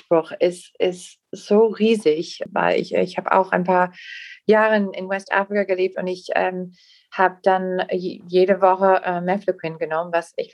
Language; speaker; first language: German; non-native, fluent; English